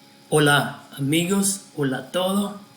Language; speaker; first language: Spanish; non-native, fluent; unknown